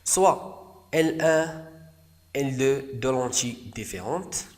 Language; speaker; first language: French; non-native, local second language; Arabic